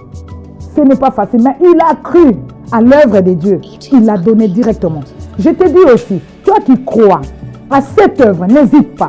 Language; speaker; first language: French; non-native, local second language; Lingala